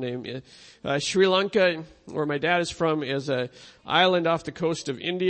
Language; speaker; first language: English; native; English